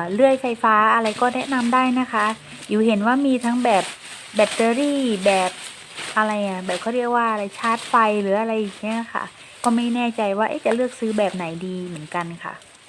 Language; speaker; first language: Thai; non-native, local second language; Northern Khmer